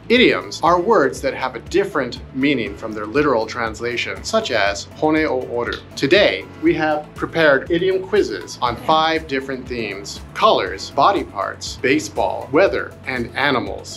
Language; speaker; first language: English; native; English